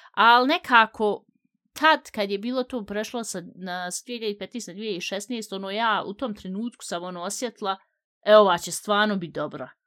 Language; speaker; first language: Bosnian; early bilingual, heritage; Bosnian